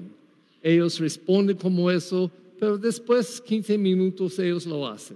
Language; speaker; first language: Spanish; non-native, learner; English